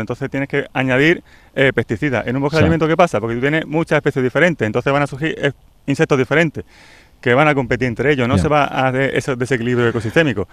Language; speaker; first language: Spanish; native; Spanish